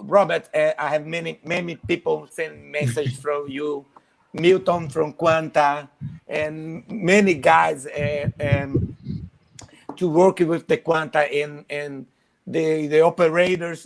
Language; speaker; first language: English; non-native, learner; Portuguese